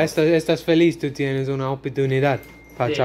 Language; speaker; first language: Spanish; non-native, learner; English